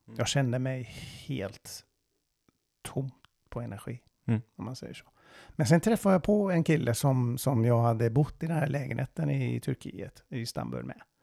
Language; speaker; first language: Swedish; non-native, fluent; Persian